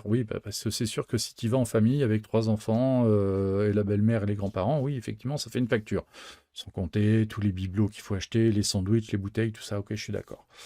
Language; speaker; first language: French; native; French